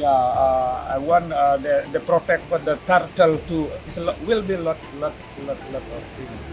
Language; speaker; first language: English; non-native, learner; Indonesian